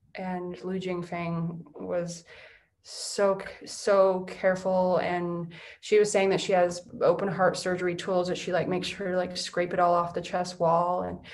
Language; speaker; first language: English; native; English